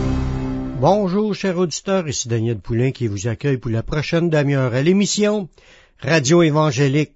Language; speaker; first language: French; native; French